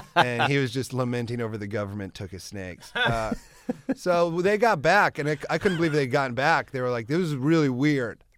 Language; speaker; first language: English; native; English